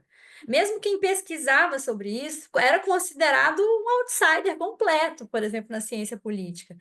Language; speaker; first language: Portuguese; native; Portuguese